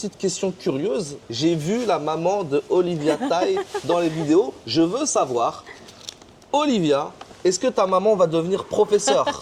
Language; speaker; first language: French; native; French